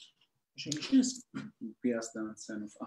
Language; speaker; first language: Polish; non-native, learner; Italian